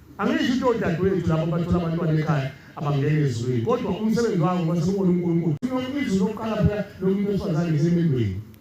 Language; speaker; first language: Zulu; native; Zulu